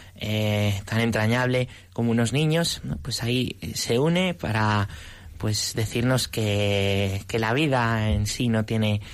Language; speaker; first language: Spanish; native; Spanish